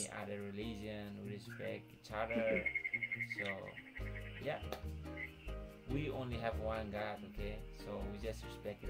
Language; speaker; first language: English; non-native, learner; Tetum